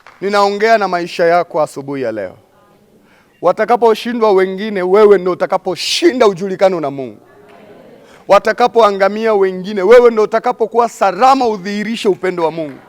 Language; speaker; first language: Swahili; non-native, local second language; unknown